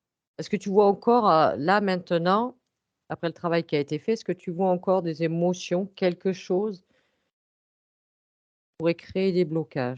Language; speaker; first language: French; native; French